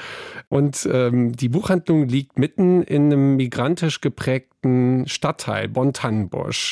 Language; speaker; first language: German; native; German